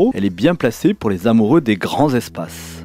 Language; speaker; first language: French; native; French